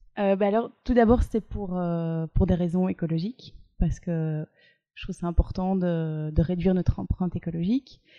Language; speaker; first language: French; native; French